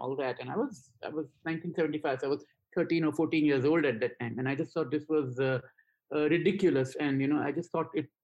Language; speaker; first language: English; non-native, local second language; Gujarati